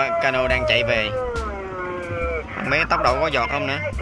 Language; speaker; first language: Vietnamese; native; Vietnamese